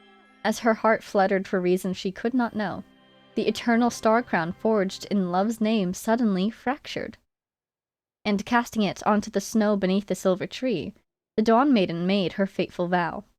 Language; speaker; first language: English; native; English